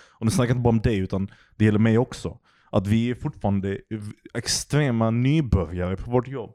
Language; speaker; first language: Swedish; early bilingual, other home language; Turkish